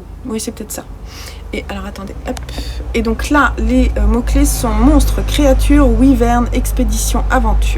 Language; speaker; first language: French; native; French